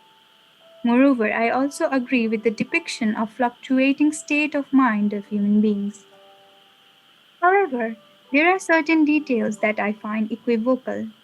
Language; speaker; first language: English; non-native, local second language; Nepali